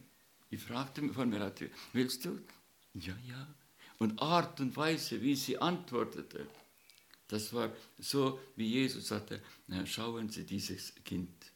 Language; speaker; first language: German; non-native, learner; Estonian